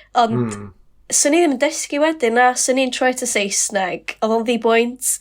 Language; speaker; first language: Welsh; non-native, local second language; English